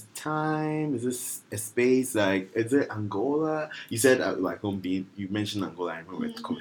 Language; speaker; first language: English; non-native, local second language; Akan